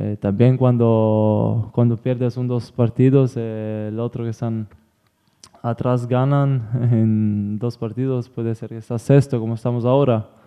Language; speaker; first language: Spanish; non-native, learner; Italian